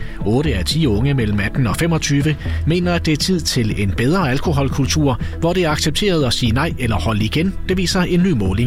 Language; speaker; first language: Danish; native; Danish